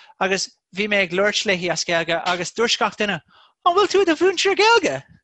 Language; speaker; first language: Irish; non-native, local second language; English